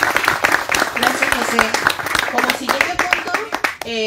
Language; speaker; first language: Spanish; native; Spanish